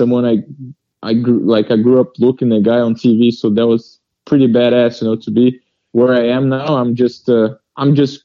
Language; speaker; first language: English; early bilingual, other home language; Portuguese